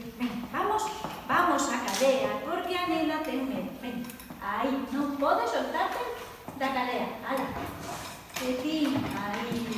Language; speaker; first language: Galician; early bilingual, other home language; Spanish